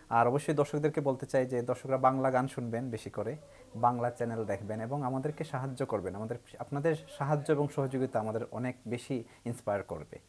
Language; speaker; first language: Bangla; native; Bangla